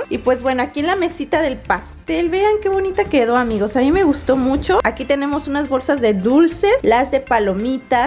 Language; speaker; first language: Spanish; native; Spanish